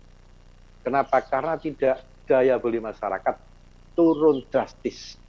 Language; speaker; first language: Indonesian; native; Indonesian